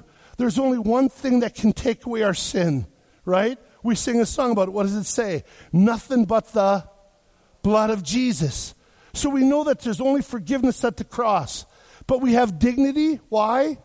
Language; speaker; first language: English; native; English